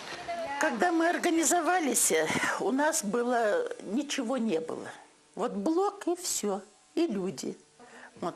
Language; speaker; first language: Russian; native; Russian